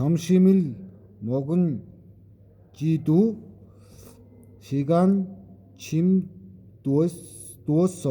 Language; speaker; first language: Korean; non-native, learner; Mongolian